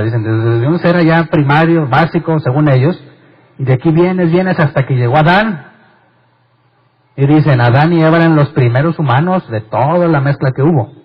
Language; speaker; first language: Spanish; native; Spanish